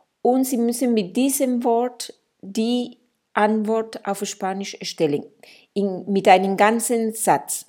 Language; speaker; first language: German; non-native, fluent; Spanish